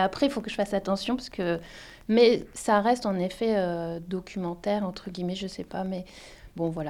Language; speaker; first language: French; native; French